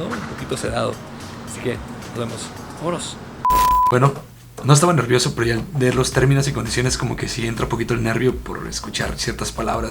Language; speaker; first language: Spanish; native; Spanish